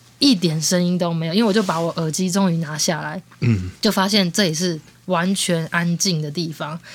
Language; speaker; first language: Chinese; native; Chinese